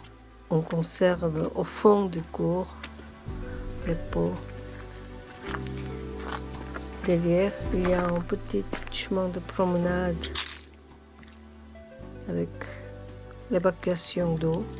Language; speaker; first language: French; non-native, learner; Korean